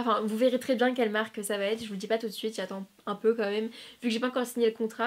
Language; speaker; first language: French; native; French